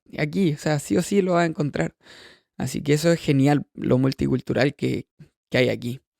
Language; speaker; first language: Spanish; native; Spanish